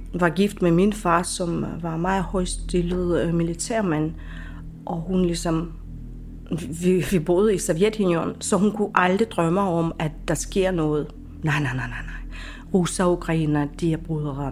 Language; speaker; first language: Danish; non-native, fluent; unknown